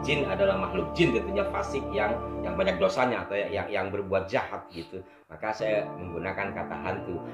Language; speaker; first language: Indonesian; native; Indonesian